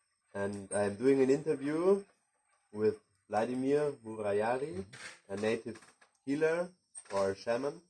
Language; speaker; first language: English; non-native, fluent; German